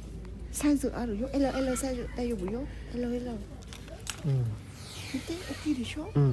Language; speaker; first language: Japanese; non-native, learner; Vietnamese